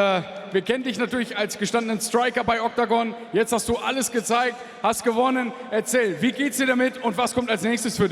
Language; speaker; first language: German; native; German